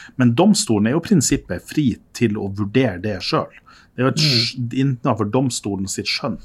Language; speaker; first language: Norwegian; native; Norwegian